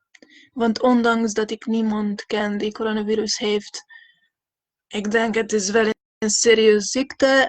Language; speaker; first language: Dutch; non-native, fluent; Hungarian